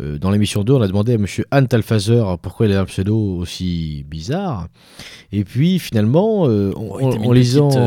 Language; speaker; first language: French; native; French